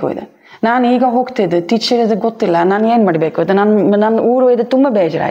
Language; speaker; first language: Kannada; non-native, learner; Dutch